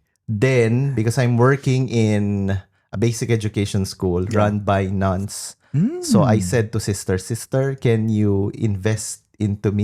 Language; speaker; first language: English; non-native, local second language; Filipino